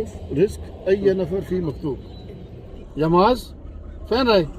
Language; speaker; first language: Arabic; non-native, learner; Urdu